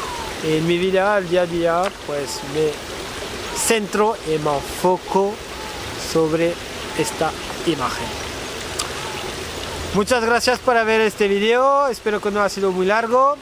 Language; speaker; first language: Spanish; non-native, fluent; French